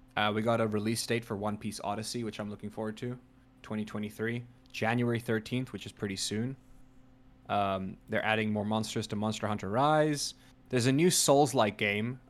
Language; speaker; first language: English; native; English